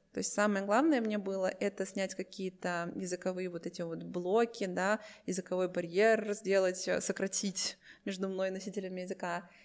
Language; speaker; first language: Russian; native; Russian